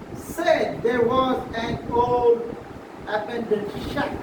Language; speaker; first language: English; non-native, local second language; Marathi